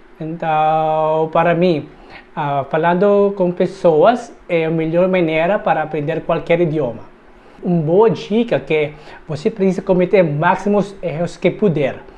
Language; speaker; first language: Portuguese; non-native, learner; Filipino